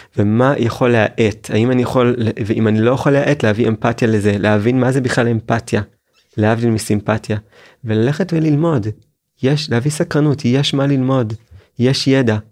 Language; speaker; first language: Hebrew; native; Hebrew